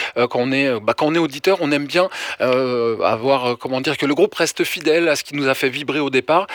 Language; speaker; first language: French; native; French